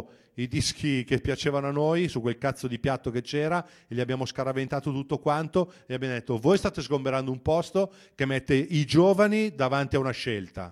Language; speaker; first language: Italian; native; Italian